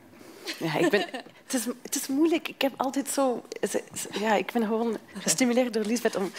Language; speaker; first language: Dutch; non-native, fluent; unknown